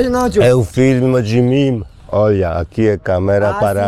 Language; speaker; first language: Portuguese; non-native, learner; Polish